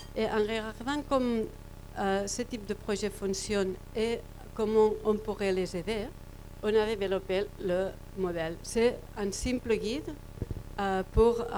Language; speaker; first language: French; non-native, fluent; Spanish